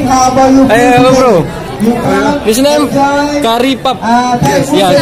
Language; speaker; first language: English; non-native, learner; Indonesian